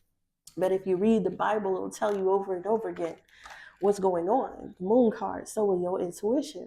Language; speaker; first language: English; native; English